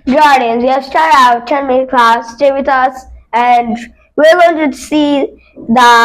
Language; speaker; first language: English; non-native, learner; Bangla